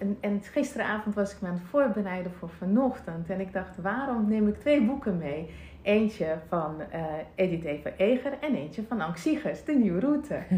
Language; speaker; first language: Dutch; non-native, fluent; Russian